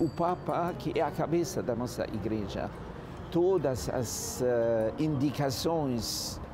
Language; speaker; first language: Portuguese; non-native, learner; Arabic